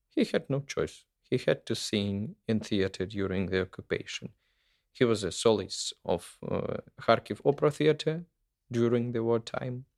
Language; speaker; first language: English; non-native, fluent; Ukrainian